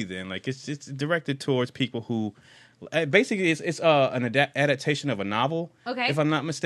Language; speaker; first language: English; native; English